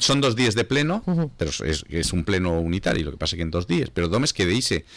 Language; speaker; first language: Spanish; non-native, local second language; Catalan